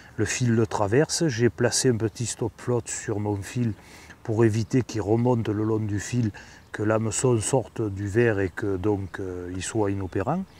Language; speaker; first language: French; native; French